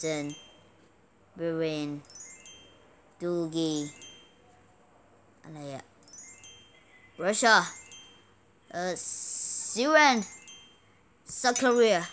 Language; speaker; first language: English; non-native, learner; Thai